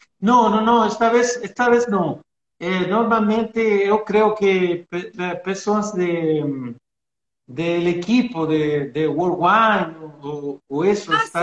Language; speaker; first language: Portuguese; non-native, learner; Spanish